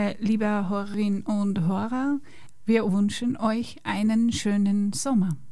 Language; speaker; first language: German; non-native, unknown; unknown